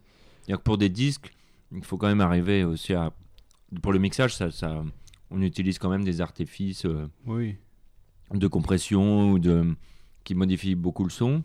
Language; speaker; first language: French; native; French